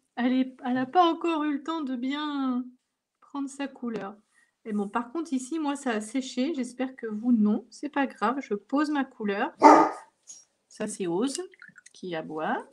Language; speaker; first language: French; native; French